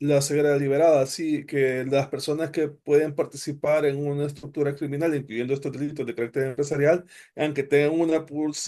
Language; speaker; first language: Spanish; native; Spanish